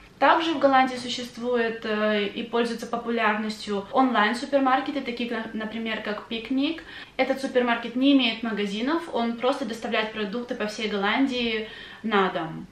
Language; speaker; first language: Russian; native; Russian